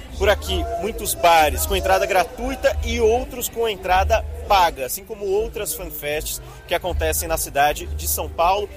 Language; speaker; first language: Portuguese; native; Portuguese